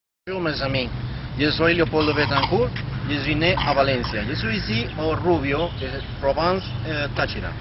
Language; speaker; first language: French; non-native, learner; Spanish